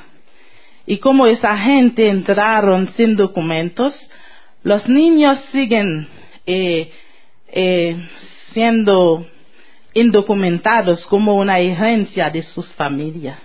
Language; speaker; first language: Spanish; non-native, fluent; Haitian Creole